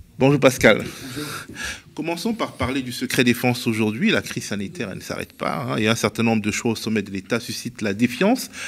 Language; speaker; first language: French; native; French